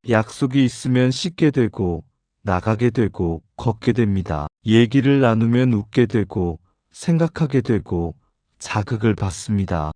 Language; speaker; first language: Korean; native; Korean